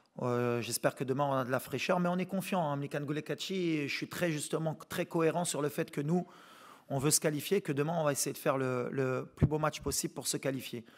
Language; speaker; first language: French; native; French